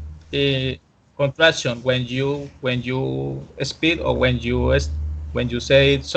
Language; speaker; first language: English; non-native, learner; Spanish